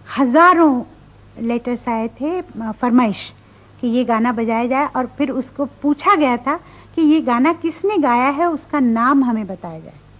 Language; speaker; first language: Hindi; non-native, local second language; Marathi